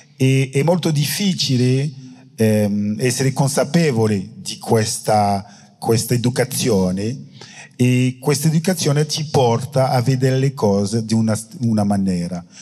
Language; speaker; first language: Italian; non-native, fluent; French